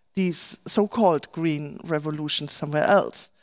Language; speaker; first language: English; non-native, fluent; German